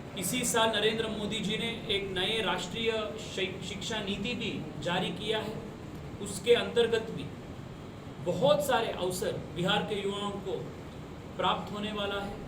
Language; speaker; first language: Hindi; non-native, local second language; Kannada